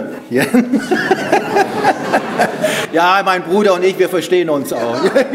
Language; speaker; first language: German; native; German